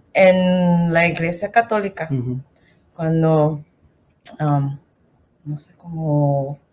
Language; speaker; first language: Spanish; non-native, learner; English